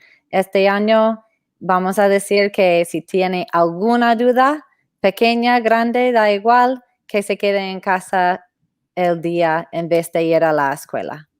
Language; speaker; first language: Spanish; non-native, fluent; English